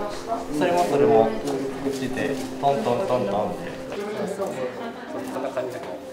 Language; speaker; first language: Japanese; native; Japanese